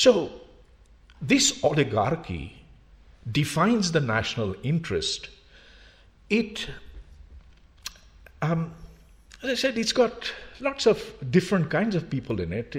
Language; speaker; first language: English; non-native, local second language; Urdu